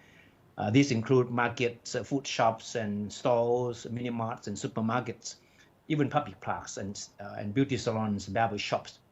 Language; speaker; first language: English; non-native, fluent; Thai